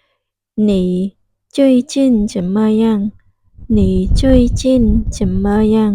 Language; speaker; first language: Chinese; non-native, fluent; Khmer